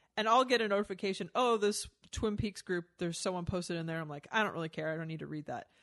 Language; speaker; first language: English; native; English